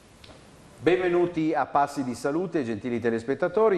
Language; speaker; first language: Italian; native; Italian